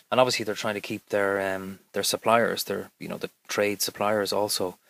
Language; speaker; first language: English; native; English